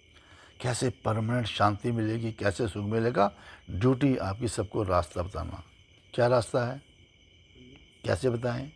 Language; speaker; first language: Hindi; native; Hindi